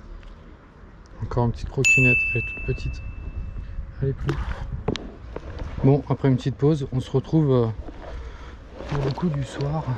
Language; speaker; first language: French; native; French